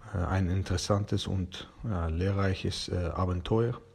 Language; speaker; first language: German; non-native, learner; Persian